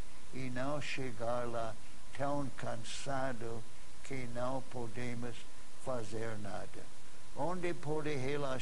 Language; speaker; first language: Portuguese; non-native, fluent; English